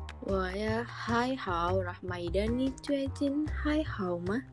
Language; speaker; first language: Chinese; non-native, learner; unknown